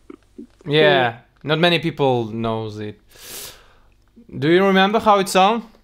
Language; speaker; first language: English; non-native, learner; Russian